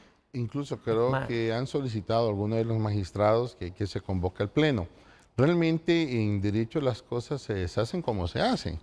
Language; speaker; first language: Spanish; native; Spanish